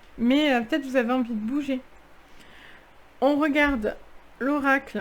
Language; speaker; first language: French; native; French